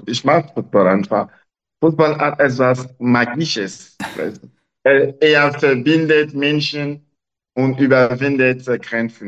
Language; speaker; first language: German; non-native, local second language; French